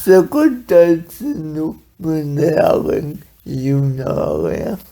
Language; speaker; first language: Basque; non-native, learner; Spanish